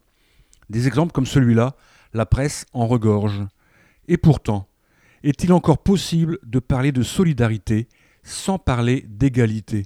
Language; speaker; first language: French; native; French